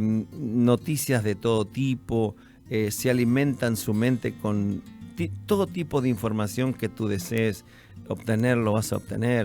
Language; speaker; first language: Spanish; native; Spanish